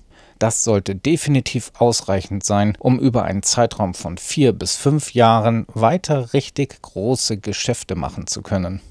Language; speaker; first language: German; native; German